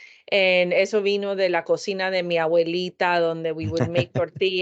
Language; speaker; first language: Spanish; early bilingual, heritage; English